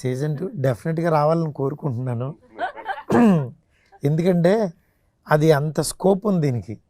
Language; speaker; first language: Telugu; native; Telugu